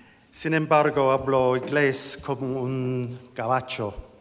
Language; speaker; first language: Spanish; non-native, learner; English